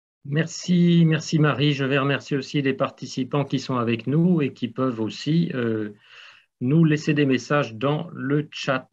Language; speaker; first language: French; native; French